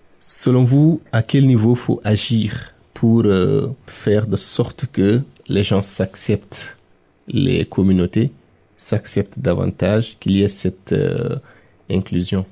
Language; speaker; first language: French; non-native, local second language; Wolof